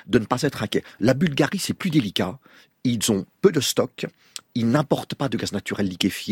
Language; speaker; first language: French; native; French